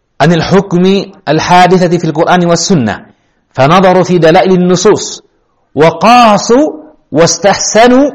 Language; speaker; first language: Arabic; non-native, fluent; Indonesian